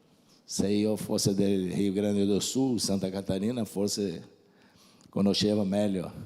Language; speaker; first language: Italian; non-native, fluent; Portuguese